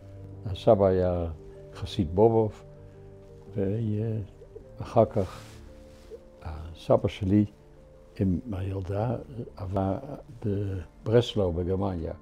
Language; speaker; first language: Hebrew; non-native, fluent; Dutch